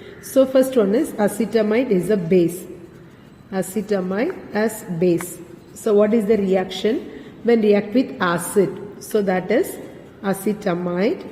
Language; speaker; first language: English; non-native, local second language; Tamil